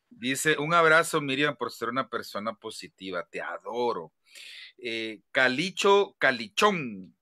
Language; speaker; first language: Spanish; native; Spanish